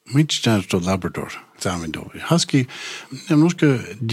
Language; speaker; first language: Russian; non-native, learner; English